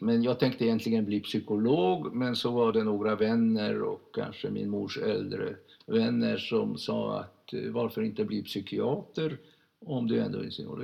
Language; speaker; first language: Swedish; non-native, fluent; Hungarian